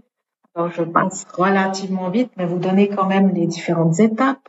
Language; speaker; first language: French; native; French